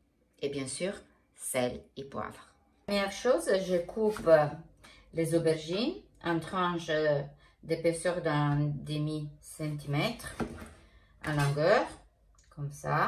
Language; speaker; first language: French; non-native, fluent; Italian